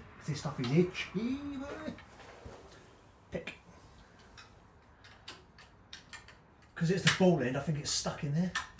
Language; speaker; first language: English; native; English